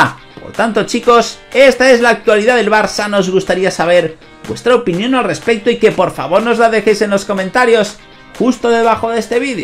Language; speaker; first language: Spanish; native; Spanish